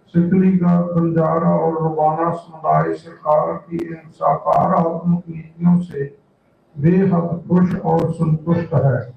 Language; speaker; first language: Hindi; non-native, local second language; Punjabi